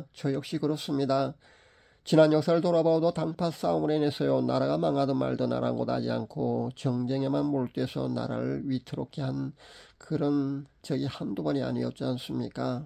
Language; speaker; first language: Korean; native; Korean